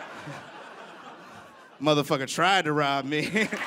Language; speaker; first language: English; native; English